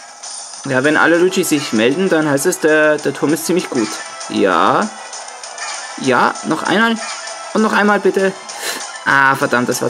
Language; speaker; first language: German; native; German